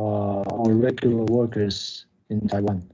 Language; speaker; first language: English; non-native, learner; Chinese